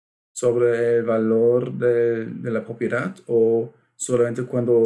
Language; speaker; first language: Spanish; non-native, fluent; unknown